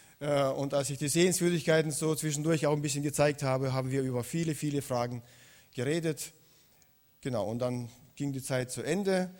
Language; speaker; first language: German; non-native, fluent; Russian